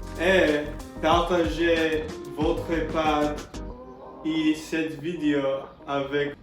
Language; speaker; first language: French; non-native, learner; English